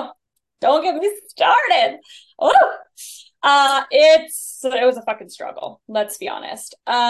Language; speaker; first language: English; native; English